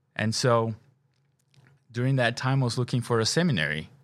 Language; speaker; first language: English; non-native, fluent; Portuguese